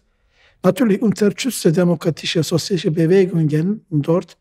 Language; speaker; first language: German; non-native, fluent; Turkish